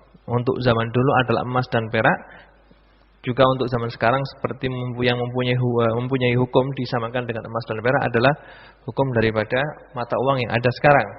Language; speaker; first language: Indonesian; native; Indonesian